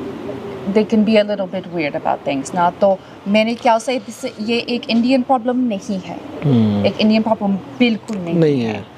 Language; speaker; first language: Hindi; non-native, learner; English